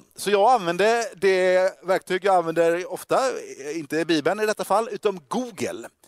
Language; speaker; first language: Swedish; native; Swedish